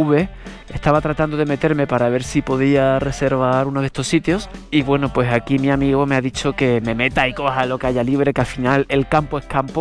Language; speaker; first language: Spanish; native; Spanish